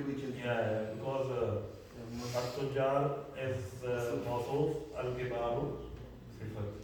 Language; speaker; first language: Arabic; non-native, fluent; Urdu